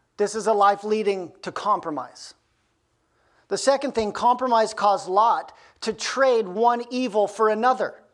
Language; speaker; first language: English; native; English